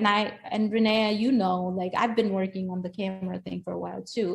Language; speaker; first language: English; non-native, local second language; Hindi